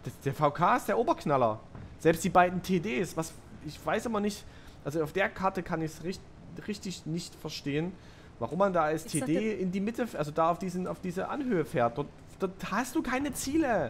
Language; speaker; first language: German; native; German